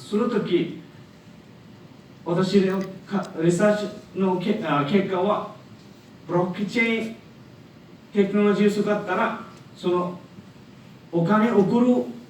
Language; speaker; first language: Japanese; non-native, learner; Bangla